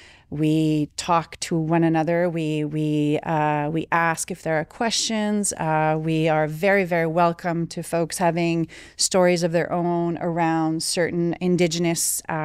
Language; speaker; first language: English; early bilingual, other home language; French